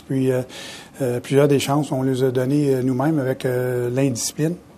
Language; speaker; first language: French; native; French